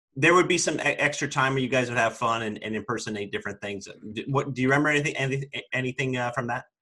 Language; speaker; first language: English; native; English